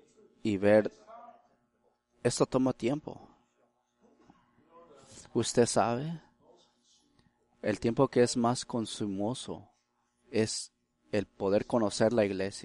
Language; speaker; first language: Spanish; early bilingual, heritage; Spanish